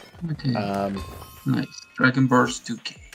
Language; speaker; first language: English; non-native, fluent; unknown